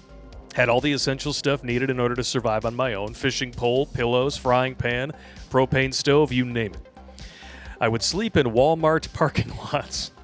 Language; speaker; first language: English; native; English